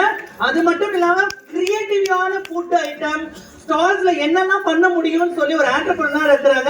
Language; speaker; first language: Tamil; native; Tamil